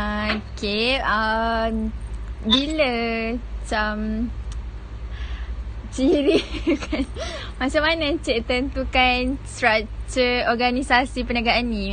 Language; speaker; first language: Malay; native; Malay